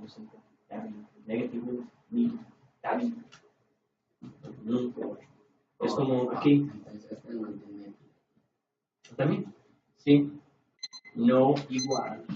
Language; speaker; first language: Spanish; non-native, learner; English